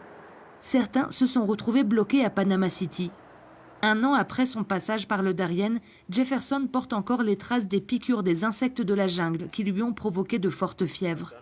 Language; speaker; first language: French; native; French